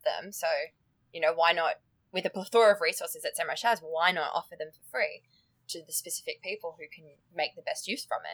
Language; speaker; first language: English; native; English